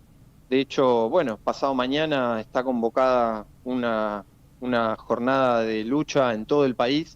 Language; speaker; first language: Spanish; native; Spanish